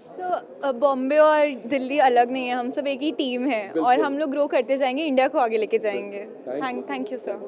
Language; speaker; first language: Hindi; native; Hindi